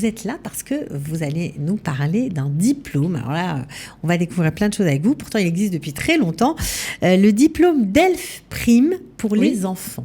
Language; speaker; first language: French; native; French